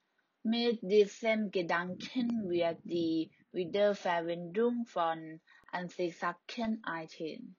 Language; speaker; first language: German; non-native, learner; Thai